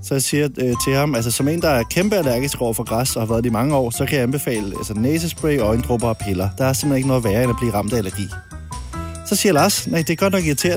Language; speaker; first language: Danish; native; Danish